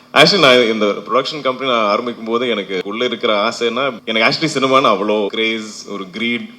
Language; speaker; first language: Tamil; non-native, fluent; Malayalam